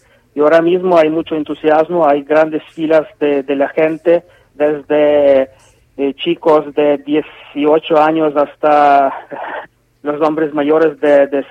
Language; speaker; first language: Spanish; non-native, fluent; Ukrainian